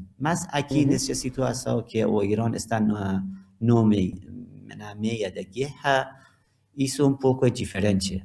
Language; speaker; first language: Portuguese; non-native, learner; Persian